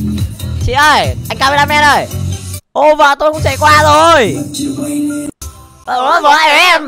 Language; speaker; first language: Vietnamese; native; Vietnamese